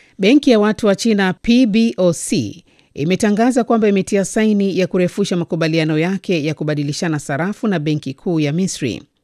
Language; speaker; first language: Swahili; native; Swahili